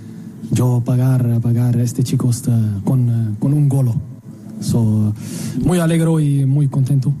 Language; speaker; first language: Spanish; non-native, learner; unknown